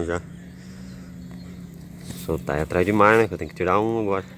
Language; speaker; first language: Portuguese; native; Portuguese